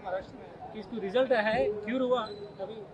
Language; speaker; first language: Hindi; non-native, local second language; Telugu